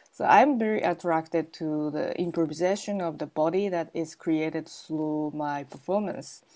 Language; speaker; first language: English; non-native, learner; Japanese